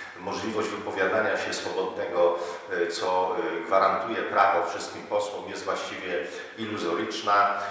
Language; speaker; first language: Polish; native; Polish